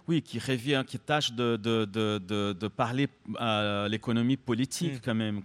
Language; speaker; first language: French; non-native, fluent; Portuguese